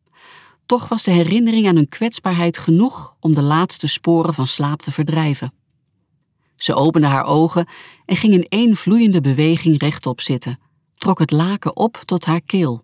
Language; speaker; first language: Dutch; native; Dutch